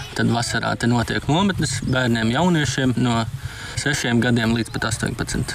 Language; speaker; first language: Latvian; native; Latvian